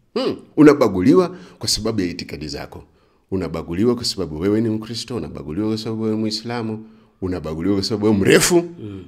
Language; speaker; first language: Swahili; native; Swahili